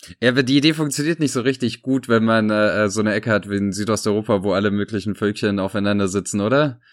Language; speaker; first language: German; early bilingual, other home language; Serbian